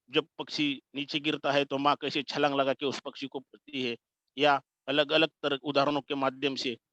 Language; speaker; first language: Hindi; non-native, local second language; Marathi